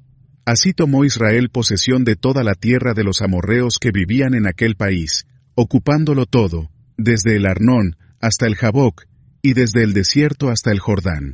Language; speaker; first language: Spanish; native; Spanish